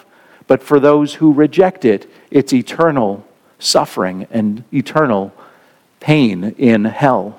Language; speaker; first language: English; native; English